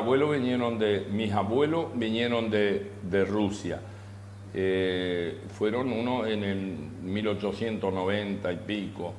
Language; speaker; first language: Spanish; native; Spanish